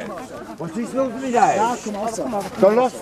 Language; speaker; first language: German; native; German